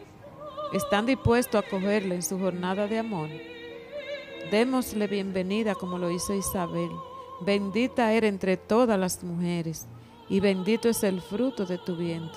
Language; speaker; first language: Spanish; native; Spanish